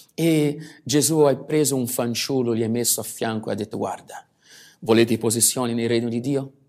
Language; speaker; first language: Italian; non-native, fluent; Portuguese